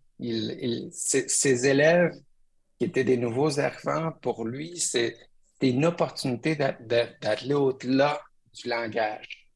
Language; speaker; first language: French; early bilingual, other home language; Spanish